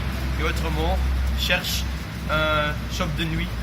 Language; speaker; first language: French; non-native, learner; Dutch